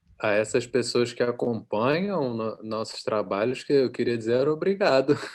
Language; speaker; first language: Portuguese; native; Portuguese